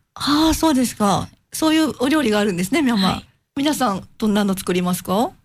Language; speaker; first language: Japanese; native; Japanese